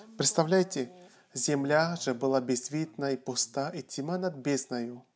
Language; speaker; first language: Russian; non-native, fluent; Korean